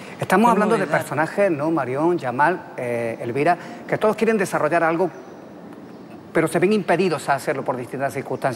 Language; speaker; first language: Spanish; native; Spanish